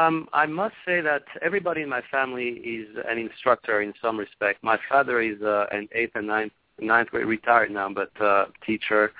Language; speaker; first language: English; non-native, local second language; French